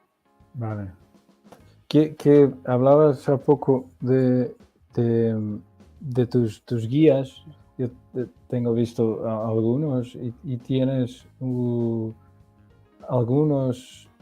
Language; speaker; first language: Spanish; non-native, learner; Portuguese